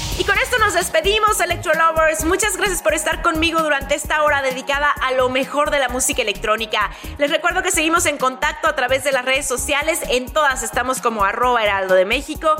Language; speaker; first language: Spanish; native; Spanish